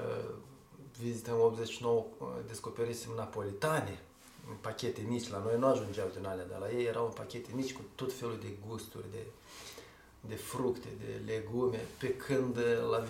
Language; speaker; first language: Romanian; native; Romanian